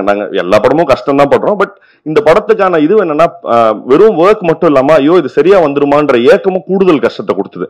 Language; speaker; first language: Tamil; native; Tamil